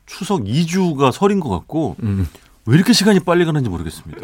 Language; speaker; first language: Korean; native; Korean